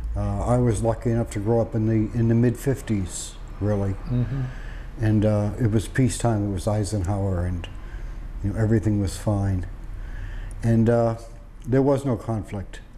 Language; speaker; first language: English; native; English